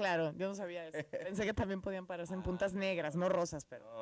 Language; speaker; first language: Spanish; native; Spanish